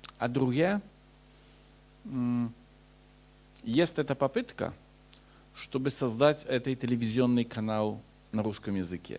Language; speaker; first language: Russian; non-native, fluent; Polish